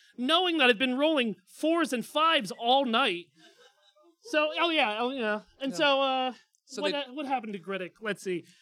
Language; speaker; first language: English; native; English